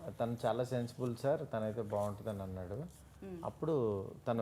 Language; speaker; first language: Telugu; native; Telugu